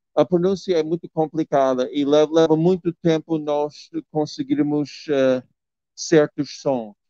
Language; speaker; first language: Portuguese; non-native, fluent; English